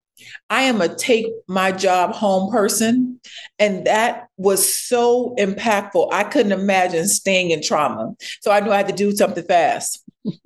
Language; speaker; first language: English; native; English